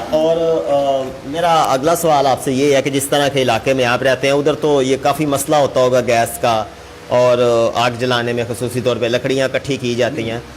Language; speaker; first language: Urdu; non-native, local second language; Punjabi